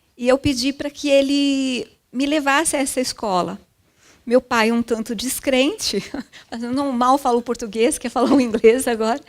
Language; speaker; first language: Portuguese; early bilingual, other home language; Japanese